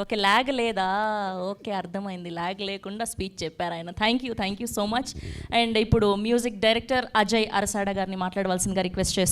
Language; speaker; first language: Telugu; native; Telugu